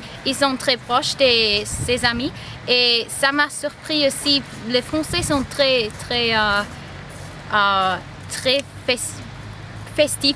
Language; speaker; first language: French; non-native, learner; English